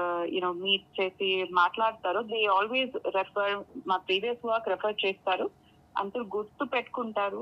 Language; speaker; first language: Telugu; non-native, fluent; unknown